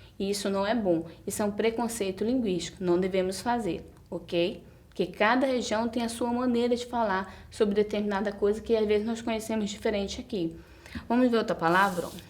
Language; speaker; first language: Portuguese; native; Portuguese